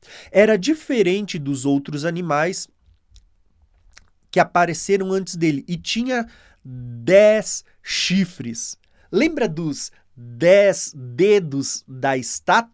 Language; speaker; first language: Portuguese; native; Portuguese